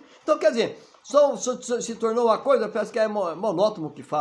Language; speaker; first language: Portuguese; native; Portuguese